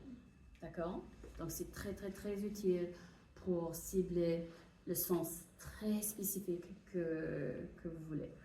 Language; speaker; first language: French; non-native, fluent; English